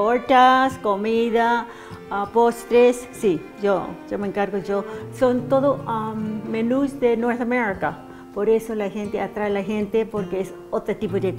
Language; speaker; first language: Spanish; non-native, fluent; English